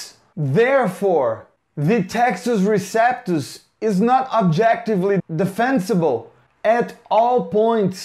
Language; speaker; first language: English; non-native, fluent; Portuguese